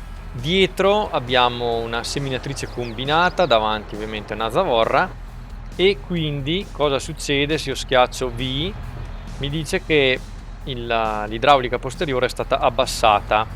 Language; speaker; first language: Italian; native; Italian